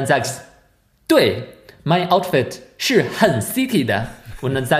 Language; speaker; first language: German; non-native, fluent; Chinese